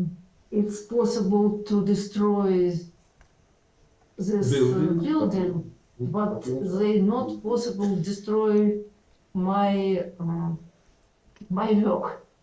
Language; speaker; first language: English; non-native, learner; Ukrainian